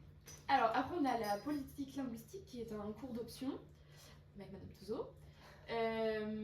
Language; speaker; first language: French; native; French